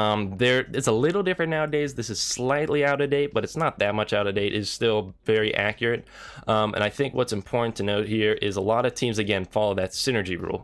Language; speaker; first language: English; native; English